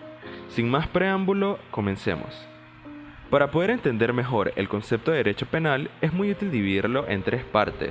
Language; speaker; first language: Spanish; native; Spanish